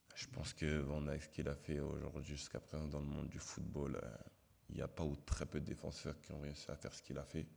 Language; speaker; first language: French; native; French